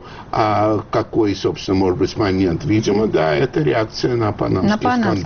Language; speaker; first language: Russian; native; Russian